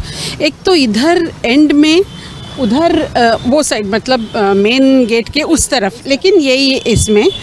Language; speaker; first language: Hindi; non-native, local second language; Marathi